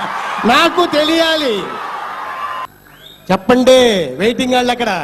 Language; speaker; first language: Telugu; native; Telugu